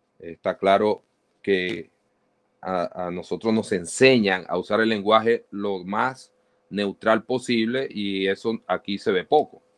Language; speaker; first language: Spanish; native; Spanish